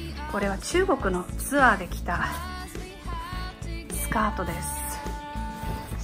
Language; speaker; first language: Japanese; native; Japanese